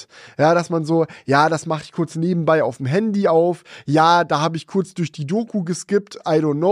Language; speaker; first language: German; native; German